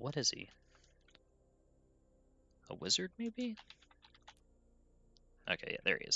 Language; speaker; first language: English; native; English